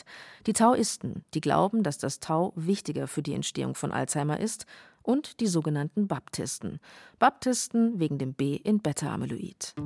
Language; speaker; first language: German; native; German